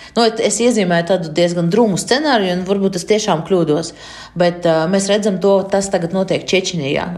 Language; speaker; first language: Latvian; non-native, local second language; Russian